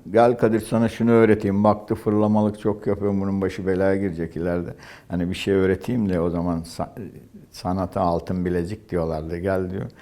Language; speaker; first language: Turkish; native; Turkish